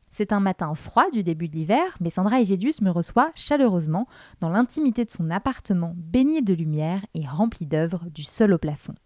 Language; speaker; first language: French; native; French